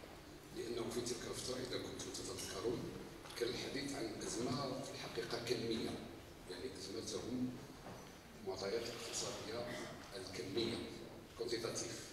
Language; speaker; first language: Arabic; native; Arabic